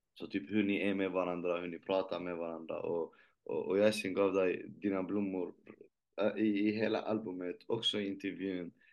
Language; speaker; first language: Swedish; early bilingual, other home language; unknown